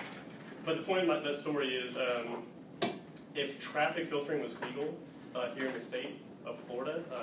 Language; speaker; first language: English; native; English